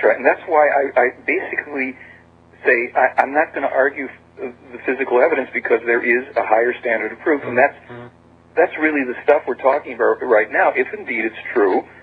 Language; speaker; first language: English; native; English